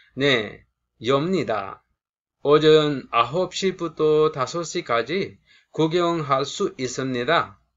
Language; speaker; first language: Korean; non-native, fluent; Sinhala